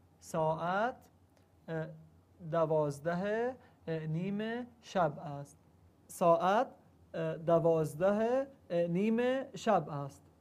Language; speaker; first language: Persian; non-native, learner; Arabic